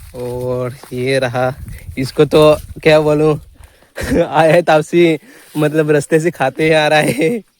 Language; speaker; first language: Hindi; non-native, local second language; Marathi